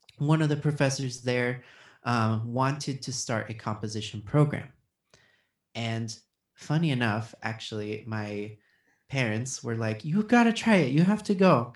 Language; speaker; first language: English; early bilingual, other home language; Spanish